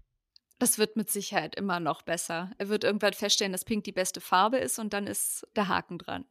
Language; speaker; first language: German; native; German